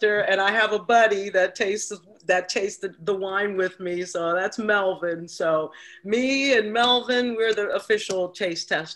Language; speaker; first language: English; native; English